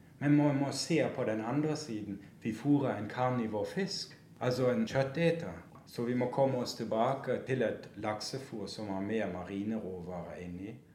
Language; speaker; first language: Norwegian; non-native, fluent; German